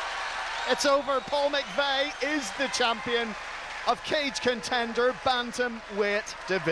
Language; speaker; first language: English; native; English